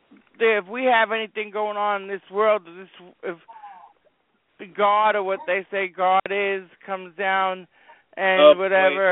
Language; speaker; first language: English; native; English